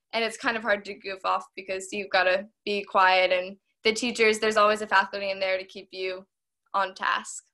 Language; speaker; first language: English; native; English